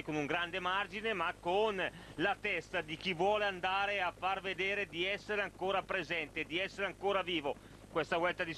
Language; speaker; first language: Italian; native; Italian